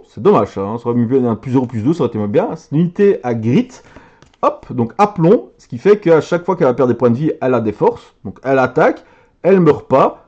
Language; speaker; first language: French; native; French